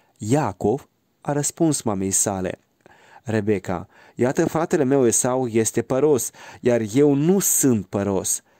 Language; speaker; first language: Romanian; native; Romanian